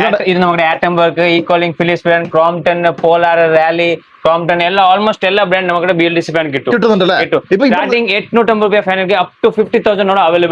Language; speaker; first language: Malayalam; non-native, learner; Tamil